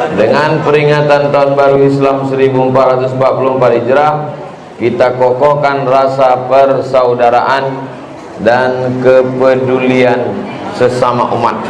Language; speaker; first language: Indonesian; native; Indonesian